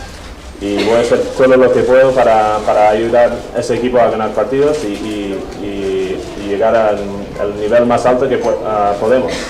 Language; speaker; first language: Spanish; non-native, fluent; English